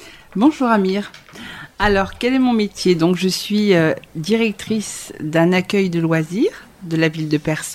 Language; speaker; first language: French; native; French